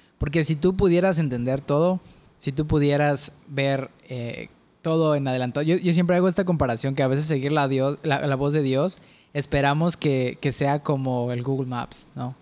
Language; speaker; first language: Spanish; native; Spanish